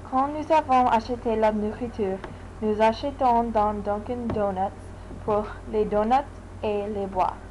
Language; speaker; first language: French; non-native, learner; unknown